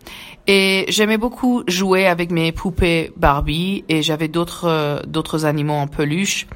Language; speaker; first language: French; early bilingual, other home language; Persian